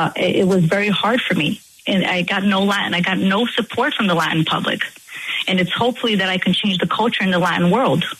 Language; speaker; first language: English; non-native, fluent; Portuguese